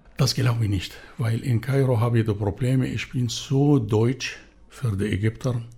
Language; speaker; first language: German; non-native, fluent; Arabic